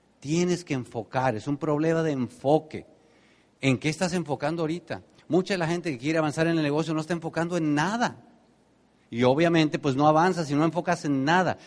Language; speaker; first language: Spanish; native; Spanish